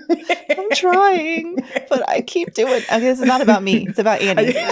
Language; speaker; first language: English; native; English